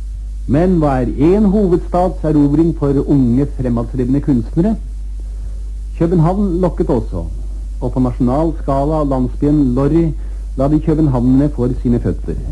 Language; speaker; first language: Norwegian; native; Norwegian